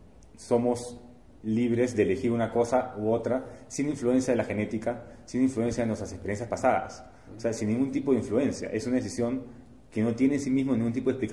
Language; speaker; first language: Spanish; native; Spanish